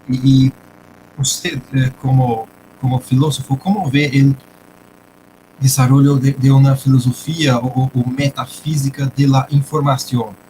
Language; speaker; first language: Spanish; non-native, fluent; Portuguese